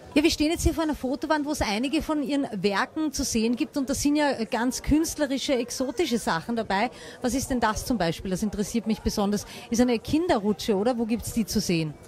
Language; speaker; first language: German; native; German